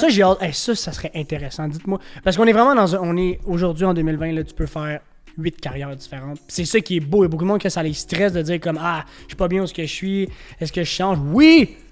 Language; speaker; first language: French; native; French